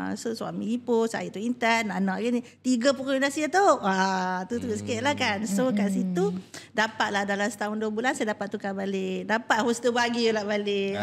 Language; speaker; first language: Malay; native; Malay